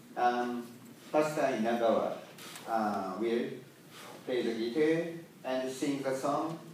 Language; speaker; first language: English; non-native, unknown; Japanese